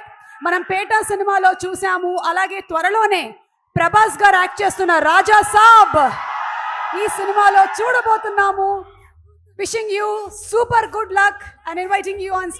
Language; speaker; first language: Telugu; native; Telugu